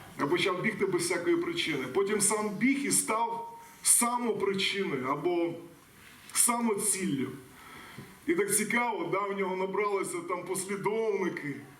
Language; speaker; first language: Ukrainian; non-native, local second language; Russian